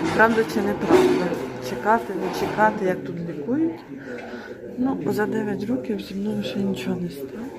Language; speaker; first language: Ukrainian; native; Ukrainian